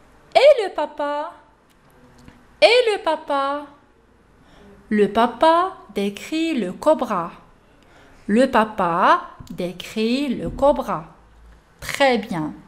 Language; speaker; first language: French; non-native, local second language; Arabic